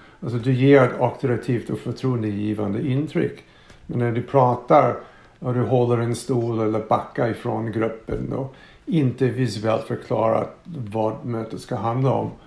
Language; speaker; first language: Swedish; non-native, fluent; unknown